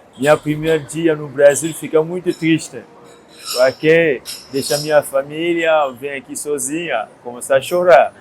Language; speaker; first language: Portuguese; non-native, learner; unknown